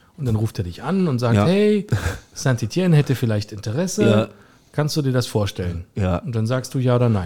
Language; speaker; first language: German; native; German